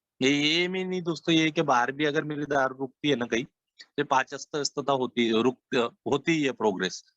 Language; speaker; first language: Hindi; non-native, local second language; Marathi